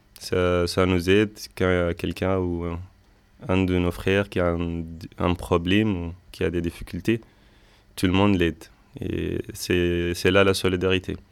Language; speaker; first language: French; non-native, fluent; Arabic